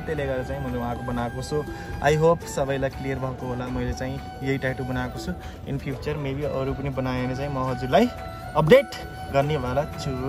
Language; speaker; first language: Nepali; early bilingual, heritage; Nepali